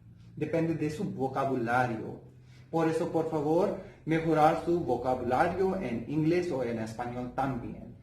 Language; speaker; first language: Spanish; non-native, learner; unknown